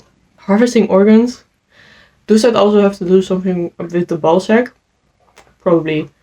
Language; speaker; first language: English; non-native, fluent; Dutch